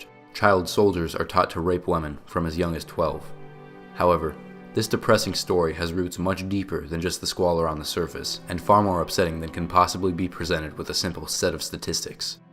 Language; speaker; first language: English; native; English